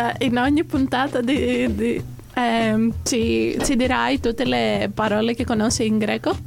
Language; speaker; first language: Italian; non-native, fluent; Greek